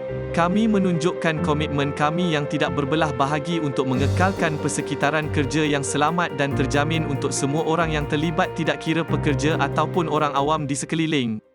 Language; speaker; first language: Malay; native; Malay